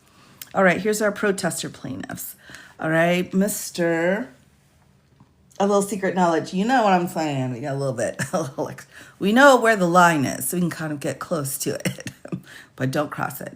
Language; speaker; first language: English; native; English